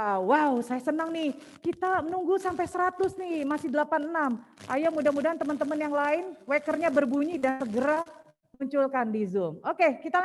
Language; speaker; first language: Indonesian; native; Indonesian